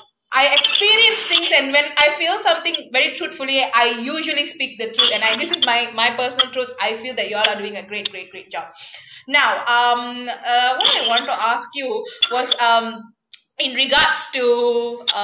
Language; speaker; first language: English; non-native, local second language; Tamil